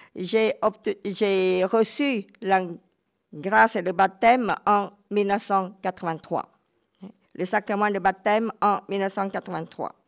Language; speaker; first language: French; non-native, fluent; Khmer